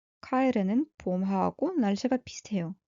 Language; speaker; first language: Korean; non-native, fluent; Russian